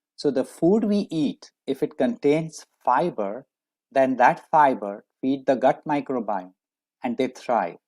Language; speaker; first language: English; non-native, local second language; Marathi